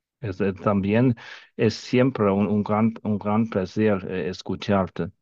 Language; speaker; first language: Spanish; non-native, fluent; Danish